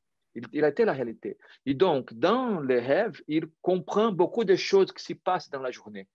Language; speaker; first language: French; non-native, fluent; Portuguese